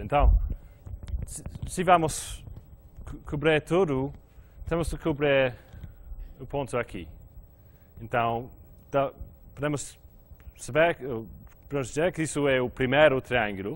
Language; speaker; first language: Portuguese; non-native, fluent; English